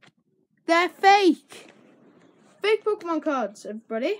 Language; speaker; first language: English; native; English